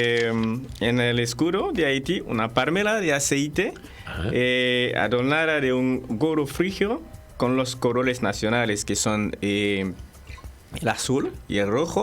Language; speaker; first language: Spanish; non-native, fluent; Haitian Creole